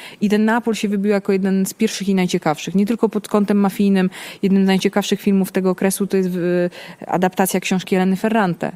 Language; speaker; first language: Polish; early bilingual, other home language; Italian